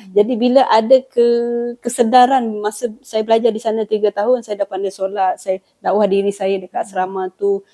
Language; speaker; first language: Malay; non-native, local second language; Iban